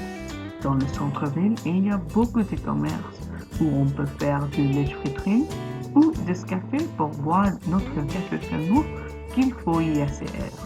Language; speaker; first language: French; non-native, learner; English